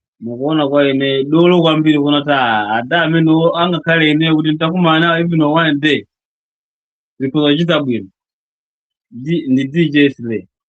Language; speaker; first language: Nyanja; non-native, local second language; Yao